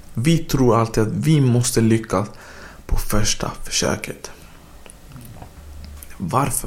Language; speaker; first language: Swedish; early bilingual, other home language; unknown